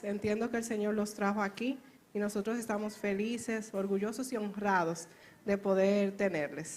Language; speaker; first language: Spanish; native; Spanish